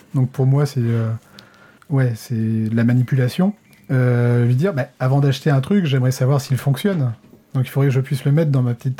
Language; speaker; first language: French; native; French